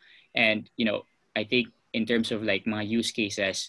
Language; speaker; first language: English; non-native, local second language; Cebuano